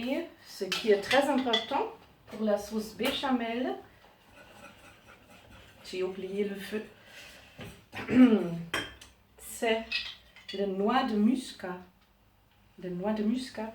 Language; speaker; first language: French; non-native, learner; German